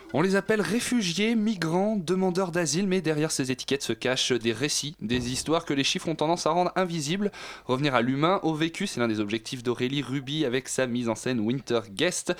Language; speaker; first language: French; native; French